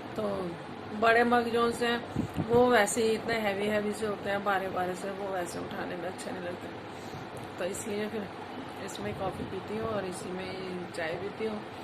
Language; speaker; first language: Hindi; non-native, local second language; Punjabi